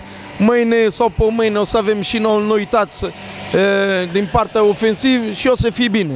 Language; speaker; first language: Romanian; non-native, fluent; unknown